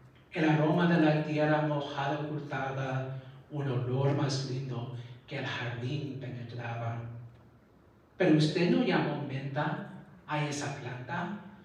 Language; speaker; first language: Spanish; early bilingual, heritage; Spanish